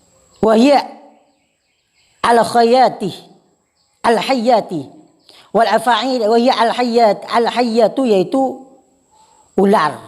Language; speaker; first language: Arabic; non-native, fluent; Indonesian